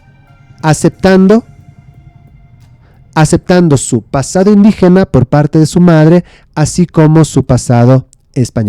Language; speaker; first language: Spanish; native; Spanish